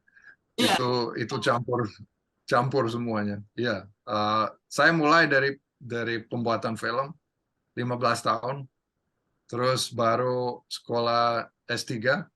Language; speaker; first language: Indonesian; non-native, fluent; English